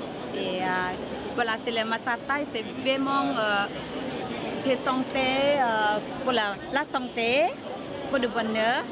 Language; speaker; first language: French; non-native, learner; Thai